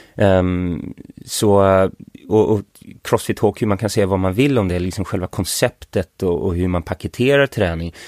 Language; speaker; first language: Swedish; early bilingual, other home language; English